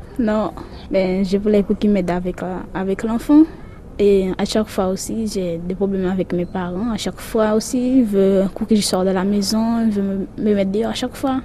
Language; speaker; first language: French; non-native, local second language; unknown